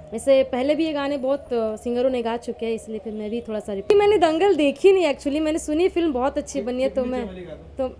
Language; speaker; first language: Hindi; native; Hindi